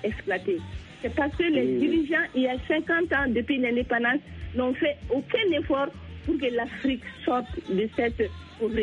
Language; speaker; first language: French; non-native, local second language; Bambara